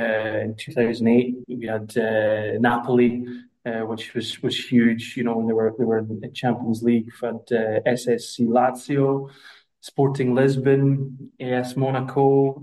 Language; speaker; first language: English; native; English